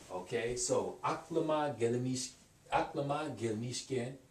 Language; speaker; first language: Turkish; non-native, learner; English